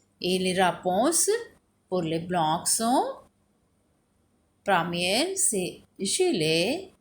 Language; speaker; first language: French; non-native, fluent; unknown